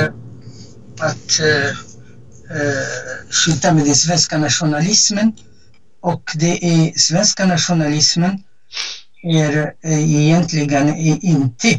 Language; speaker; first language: Swedish; non-native, fluent; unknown